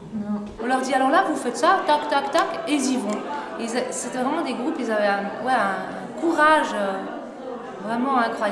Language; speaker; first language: French; native; French